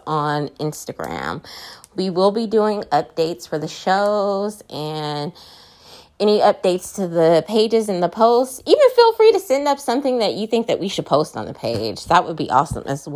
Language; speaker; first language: English; native; English